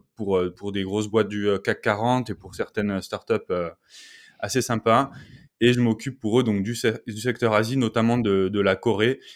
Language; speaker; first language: French; native; French